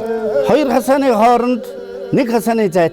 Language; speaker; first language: Mongolian; native; Mongolian